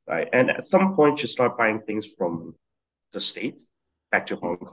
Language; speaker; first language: English; non-native, local second language; Cantonese